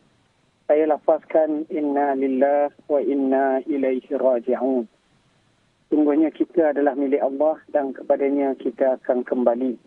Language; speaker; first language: Malay; native; Malay